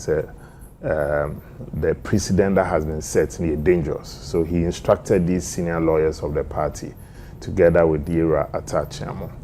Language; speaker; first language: English; non-native, local second language; Akan